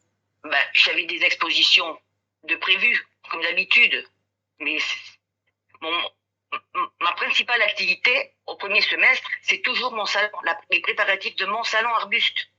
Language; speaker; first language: French; native; French